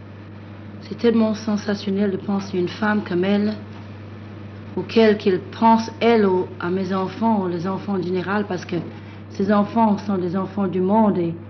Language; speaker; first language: French; non-native, fluent; English